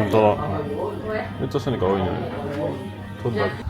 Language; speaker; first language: Japanese; non-native, fluent; French